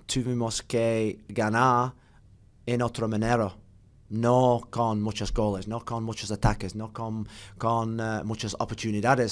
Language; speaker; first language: Spanish; non-native, learner; English